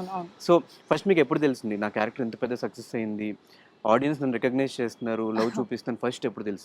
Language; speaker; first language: Telugu; native; Telugu